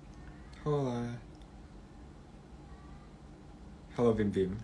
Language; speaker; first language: English; non-native, learner; Thai